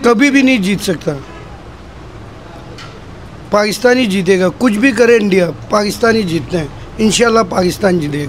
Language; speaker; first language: Hindi; non-native, local second language; Bangla